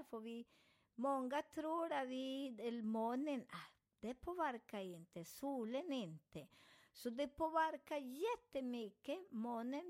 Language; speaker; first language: Swedish; non-native, fluent; Spanish